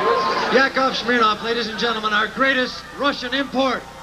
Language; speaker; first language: English; native; English